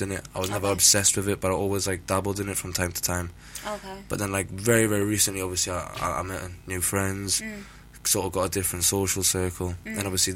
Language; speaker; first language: English; native; English